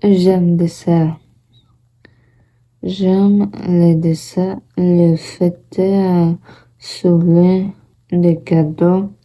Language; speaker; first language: French; non-native, learner; Portuguese